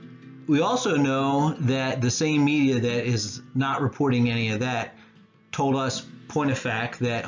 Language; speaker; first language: English; native; English